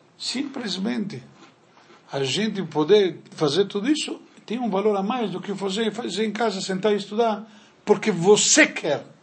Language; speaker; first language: Portuguese; non-native, fluent; Spanish